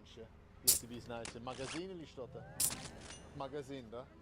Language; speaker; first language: Russian; non-native, learner; English